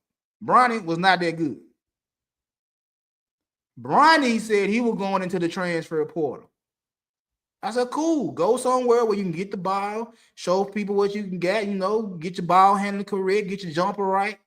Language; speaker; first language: English; native; English